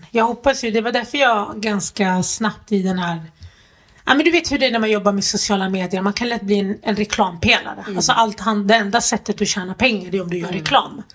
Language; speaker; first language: Swedish; early bilingual, other home language; Arabic